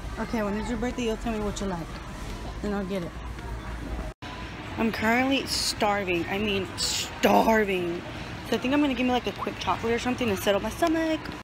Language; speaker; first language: English; native; English